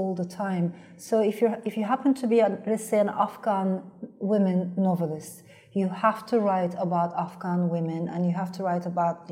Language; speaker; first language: English; non-native, fluent; Turkish